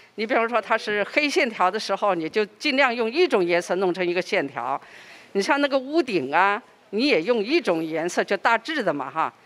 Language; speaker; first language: Chinese; native; Chinese